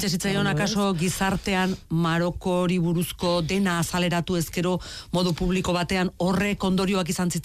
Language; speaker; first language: Basque; native; Basque